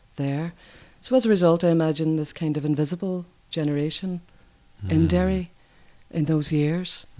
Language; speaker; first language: English; native; English